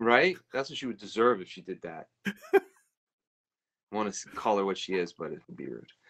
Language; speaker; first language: English; native; English